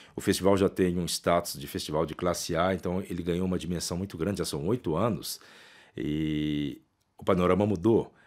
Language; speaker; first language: Portuguese; native; Portuguese